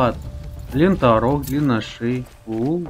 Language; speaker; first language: Russian; native; Russian